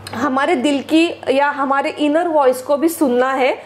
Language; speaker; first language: Hindi; non-native, local second language; Marathi